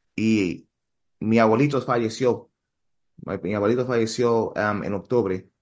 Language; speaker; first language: Spanish; early bilingual, heritage; Spanish